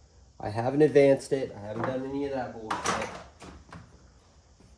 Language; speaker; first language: English; native; English